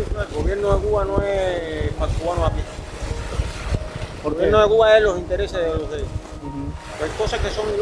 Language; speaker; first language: Spanish; native; Spanish